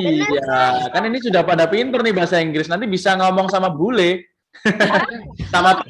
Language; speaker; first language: Indonesian; native; Indonesian